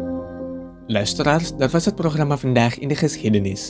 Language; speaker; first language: Dutch; non-native, fluent; Indonesian